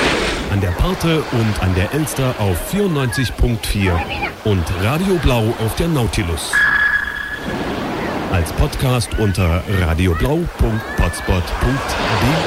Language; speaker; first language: German; native; German